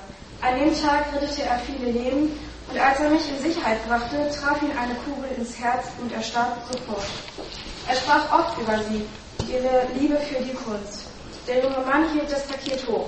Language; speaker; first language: German; native; German